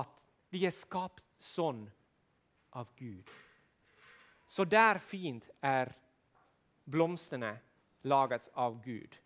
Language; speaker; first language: Swedish; non-native, local second language; Finnish